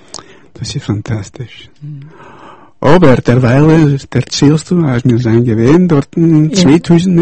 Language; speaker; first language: German; early bilingual, heritage; Yiddish